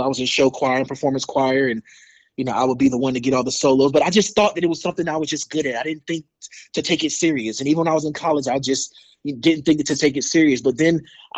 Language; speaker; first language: English; native; English